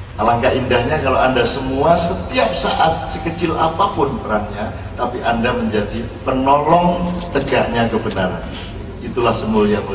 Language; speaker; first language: Indonesian; non-native, local second language; Javanese